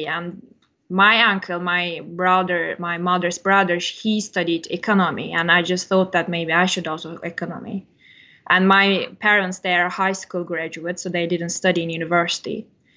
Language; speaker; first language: English; non-native, fluent; Turkish